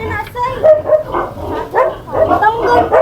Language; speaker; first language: Filipino; non-native, local second language; Cebuano